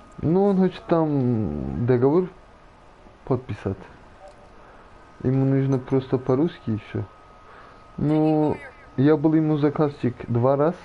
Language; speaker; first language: Russian; non-native, learner; Turkish